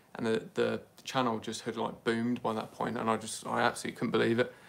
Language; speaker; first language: English; native; English